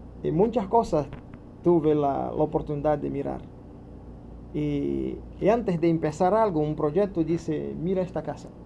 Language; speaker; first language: Spanish; non-native, learner; Portuguese